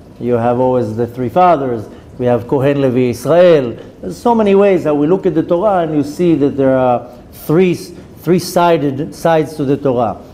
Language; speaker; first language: English; non-native, fluent; Hebrew